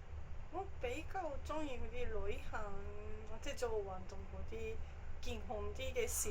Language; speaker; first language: Cantonese; non-native, fluent; Japanese